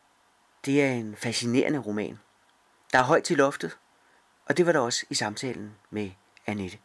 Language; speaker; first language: Danish; native; Danish